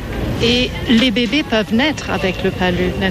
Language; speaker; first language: French; native; French